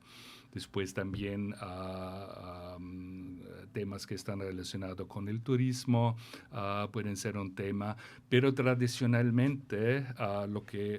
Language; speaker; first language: Spanish; non-native, fluent; German